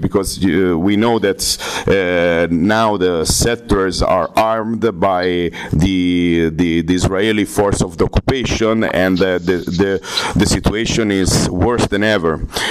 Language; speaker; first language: English; non-native, fluent; Italian